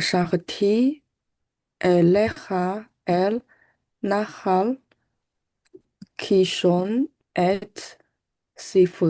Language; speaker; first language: Hebrew; non-native, learner; English